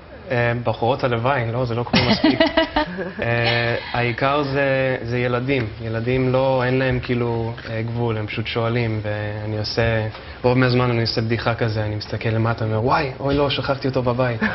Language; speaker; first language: Hebrew; non-native, fluent; English